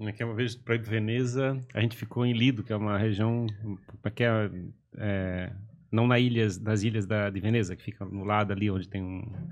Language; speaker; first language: Portuguese; native; Portuguese